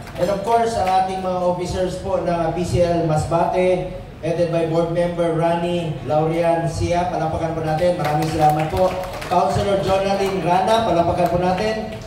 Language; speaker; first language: Filipino; non-native, local second language; Cebuano